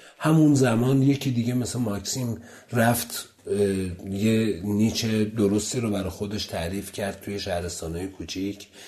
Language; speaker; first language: Persian; non-native, local second language; Azerbaijani